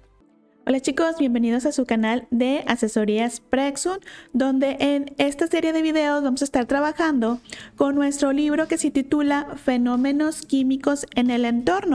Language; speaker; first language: Spanish; native; Spanish